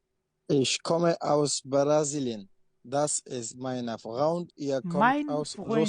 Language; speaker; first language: German; non-native, learner; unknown